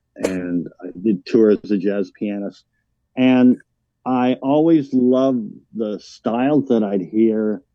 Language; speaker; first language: English; native; English